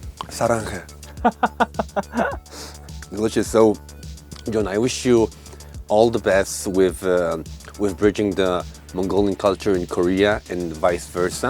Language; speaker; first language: English; non-native, local second language; Mongolian